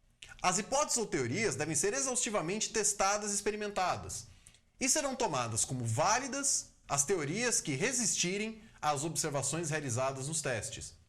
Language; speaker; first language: Portuguese; native; Portuguese